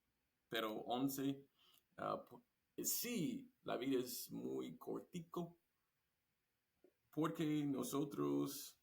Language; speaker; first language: Spanish; non-native, learner; English